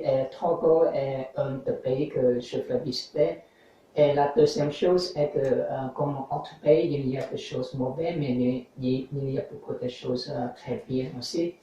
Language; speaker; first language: French; non-native, learner; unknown